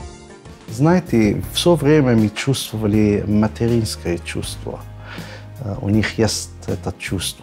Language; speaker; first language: Russian; non-native, fluent; Arabic